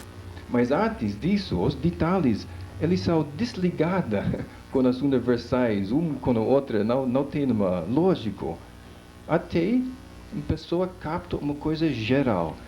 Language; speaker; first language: Portuguese; non-native, fluent; English